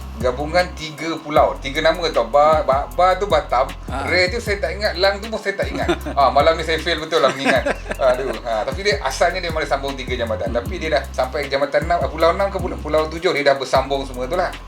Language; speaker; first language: Malay; native; Malay